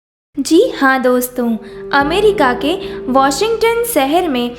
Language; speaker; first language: Hindi; native; Hindi